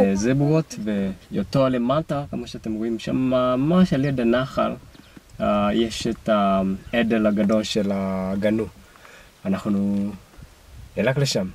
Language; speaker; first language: Hebrew; non-native, fluent; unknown